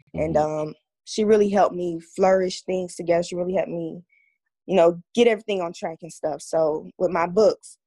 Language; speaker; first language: English; native; English